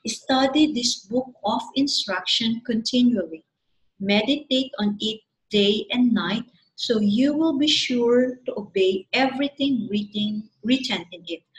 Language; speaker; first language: English; non-native, local second language; Filipino